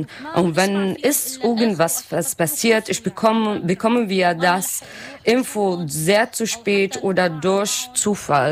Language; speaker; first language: German; non-native, learner; Arabic